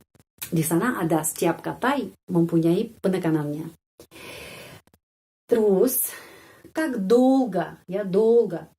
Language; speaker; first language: Indonesian; non-native, fluent; Russian